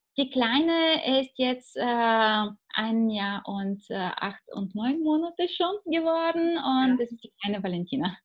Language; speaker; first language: German; non-native, fluent; Bulgarian